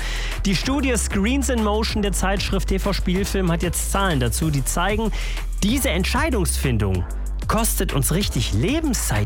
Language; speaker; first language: German; native; German